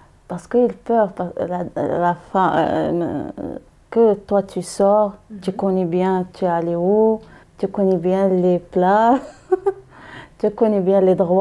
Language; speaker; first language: French; non-native, learner; Arabic